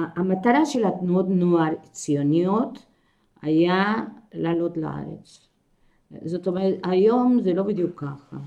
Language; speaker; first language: Hebrew; non-native, fluent; Spanish